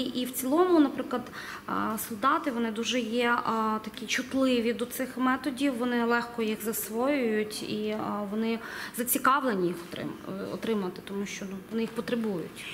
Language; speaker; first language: Ukrainian; native; Ukrainian